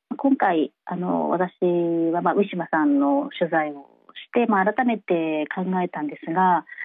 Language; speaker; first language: Japanese; native; Japanese